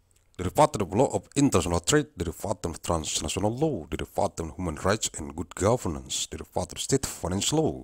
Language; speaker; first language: English; non-native, learner; Indonesian